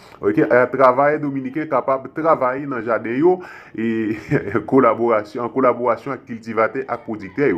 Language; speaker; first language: Haitian Creole; native; Haitian Creole